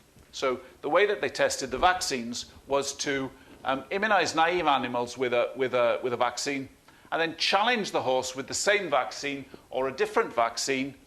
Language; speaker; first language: English; native; English